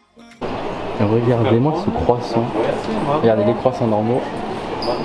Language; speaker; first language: French; native; French